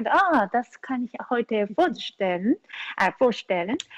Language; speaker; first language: German; non-native, learner; Korean